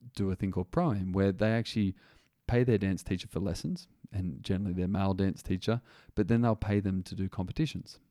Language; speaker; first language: English; native; English